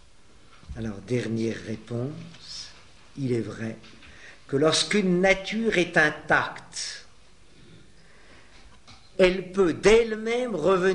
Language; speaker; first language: French; native; French